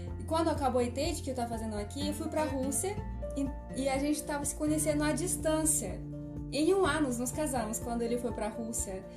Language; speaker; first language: Portuguese; non-native, fluent; Russian